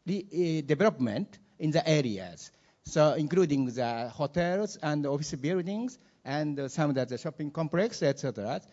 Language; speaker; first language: English; non-native, learner; Japanese